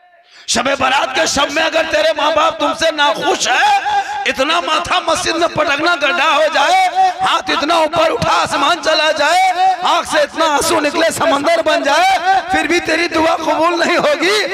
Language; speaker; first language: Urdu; non-native, local second language; Bhojpuri